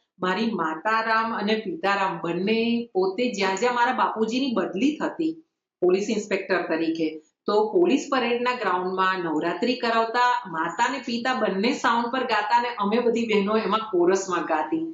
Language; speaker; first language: Gujarati; native; Gujarati